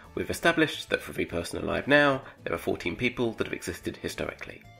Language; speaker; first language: English; native; English